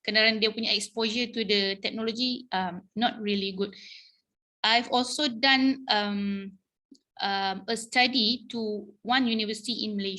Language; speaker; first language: English; non-native, local second language; Malay